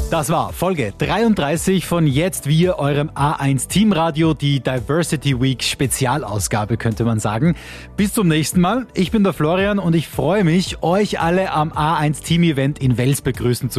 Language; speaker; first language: German; native; German